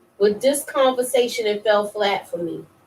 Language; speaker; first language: English; native; English